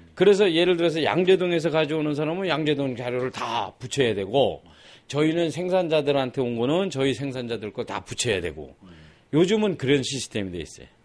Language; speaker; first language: Korean; native; Korean